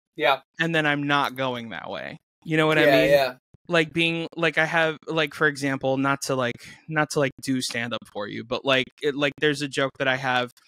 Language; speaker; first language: English; native; English